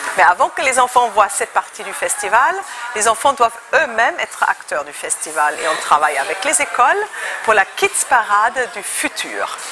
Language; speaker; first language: French; non-native, fluent; German